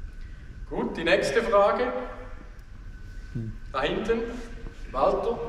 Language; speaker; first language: German; native; German